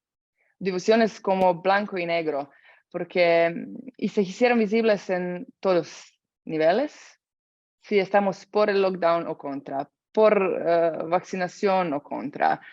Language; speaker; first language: Spanish; non-native, fluent; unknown